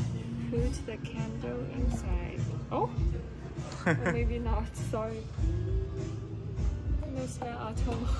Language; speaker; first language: English; non-native, learner; Chinese